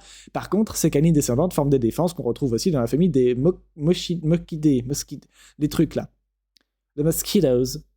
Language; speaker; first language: French; native; French